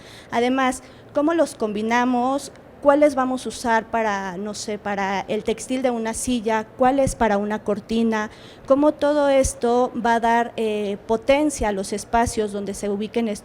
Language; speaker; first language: Spanish; native; Spanish